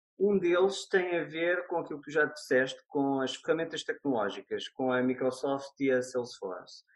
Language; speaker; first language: Portuguese; native; Portuguese